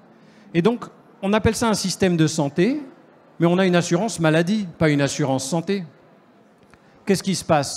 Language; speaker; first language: French; native; French